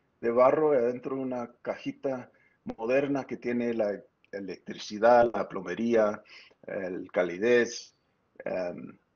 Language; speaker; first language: Spanish; early bilingual, heritage; Spanish